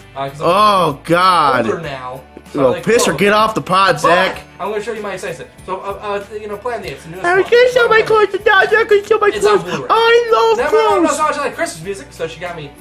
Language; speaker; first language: English; native; English